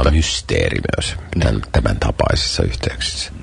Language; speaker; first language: Finnish; native; Finnish